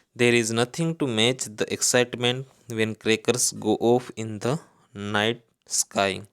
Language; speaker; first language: English; non-native, local second language; Gujarati